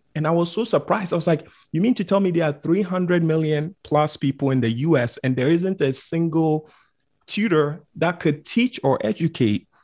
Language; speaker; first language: English; non-native, local second language; Akan